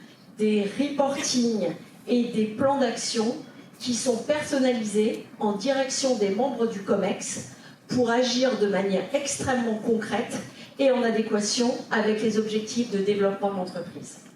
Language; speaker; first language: French; native; French